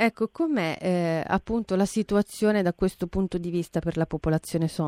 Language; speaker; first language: Italian; native; Italian